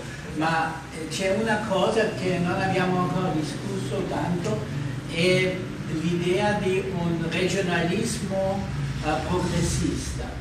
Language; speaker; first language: Italian; non-native, fluent; German